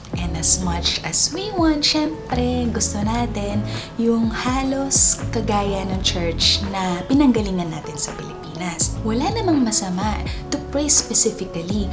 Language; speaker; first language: Filipino; native; Filipino